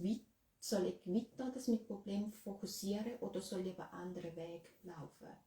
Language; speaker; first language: German; non-native, learner; Thai